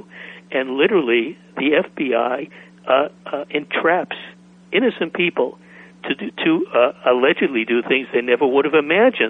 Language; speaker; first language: English; native; English